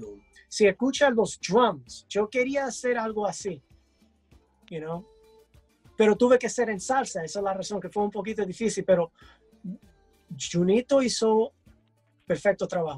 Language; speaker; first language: Spanish; early bilingual, heritage; English